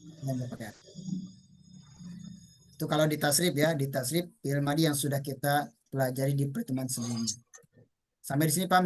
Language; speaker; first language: Indonesian; native; Indonesian